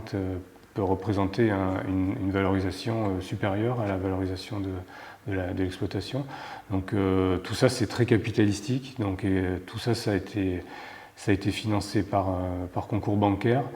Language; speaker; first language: French; native; French